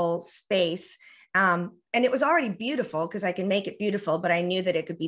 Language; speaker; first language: English; early bilingual, other home language; Spanish